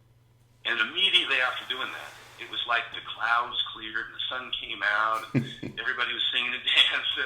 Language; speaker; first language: English; native; English